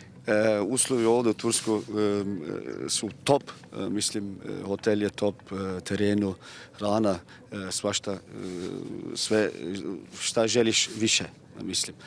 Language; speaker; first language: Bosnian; non-native, learner; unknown